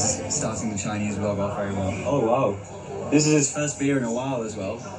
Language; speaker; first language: English; native; English